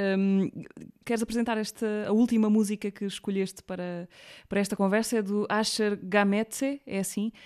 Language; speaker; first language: Portuguese; native; Portuguese